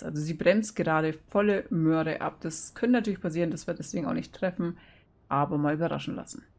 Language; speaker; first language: German; native; German